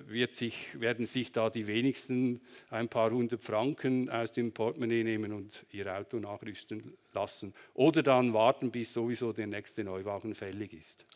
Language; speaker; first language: German; native; German